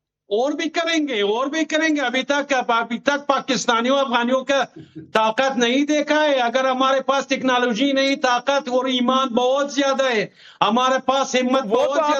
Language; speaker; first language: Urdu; non-native, learner; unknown